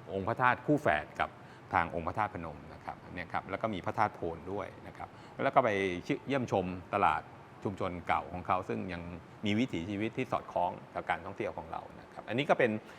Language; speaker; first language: Thai; native; Thai